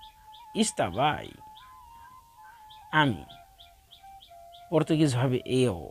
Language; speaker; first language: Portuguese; non-native, fluent; Bangla